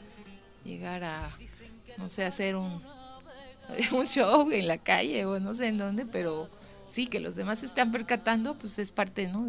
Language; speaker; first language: Spanish; native; Spanish